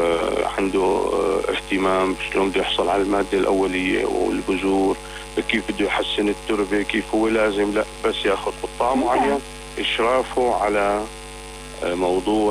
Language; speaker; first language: Arabic; native; Arabic